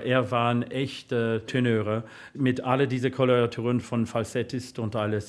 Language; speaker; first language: German; non-native, fluent; English